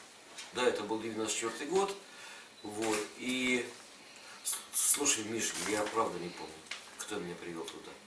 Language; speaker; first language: Russian; native; Russian